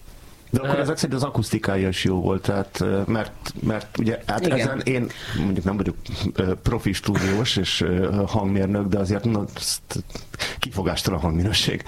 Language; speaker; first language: Hungarian; native; Hungarian